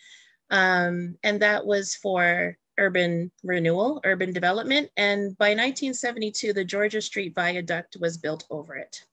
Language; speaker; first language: English; native; English